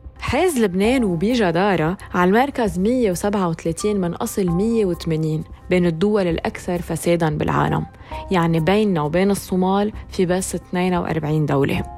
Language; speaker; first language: Arabic; native; Arabic